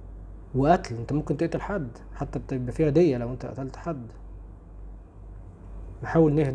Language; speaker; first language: Arabic; native; Arabic